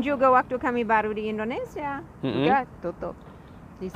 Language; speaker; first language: Indonesian; non-native, fluent; English